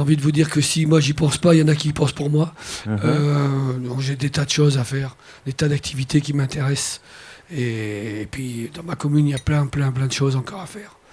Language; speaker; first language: French; native; French